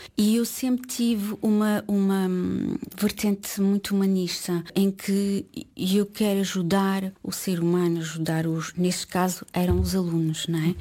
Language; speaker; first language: Portuguese; early bilingual, heritage; Portuguese